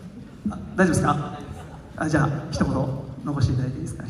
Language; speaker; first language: Japanese; native; Japanese